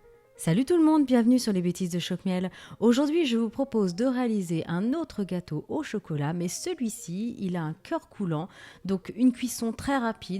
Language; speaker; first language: French; native; French